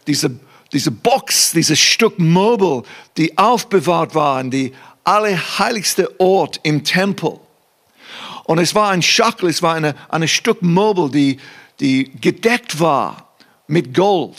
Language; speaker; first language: German; non-native, fluent; English